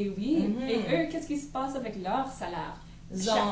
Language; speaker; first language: French; native; French